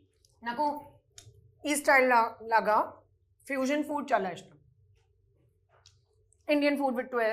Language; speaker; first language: Telugu; non-native, local second language; Hindi